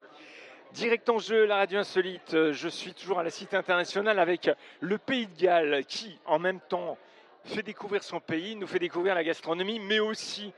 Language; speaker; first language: French; native; French